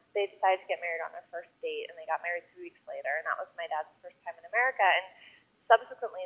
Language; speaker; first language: English; native; English